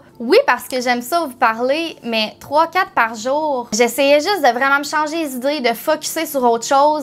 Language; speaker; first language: French; native; French